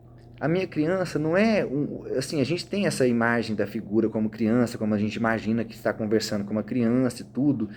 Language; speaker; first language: Portuguese; native; Portuguese